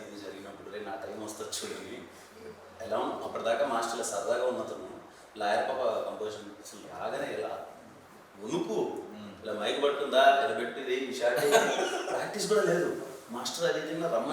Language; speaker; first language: Telugu; native; Telugu